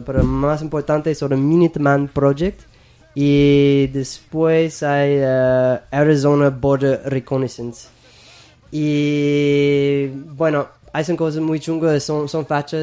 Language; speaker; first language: Spanish; non-native, fluent; English